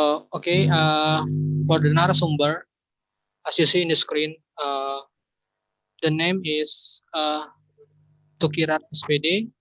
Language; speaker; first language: English; non-native, learner; Indonesian